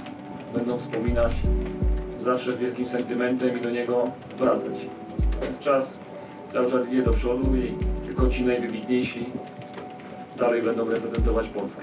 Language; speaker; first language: Polish; native; Polish